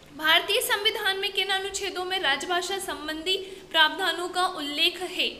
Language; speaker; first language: Hindi; native; Hindi